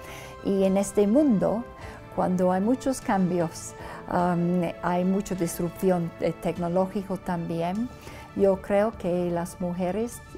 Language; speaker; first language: Spanish; non-native, learner; English